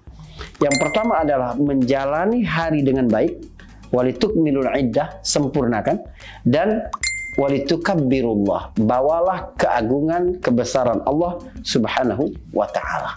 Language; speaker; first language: Indonesian; native; Indonesian